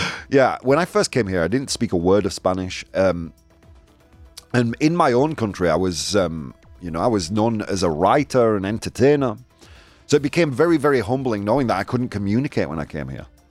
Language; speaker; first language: English; native; English